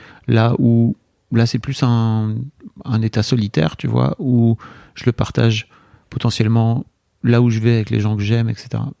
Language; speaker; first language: French; native; French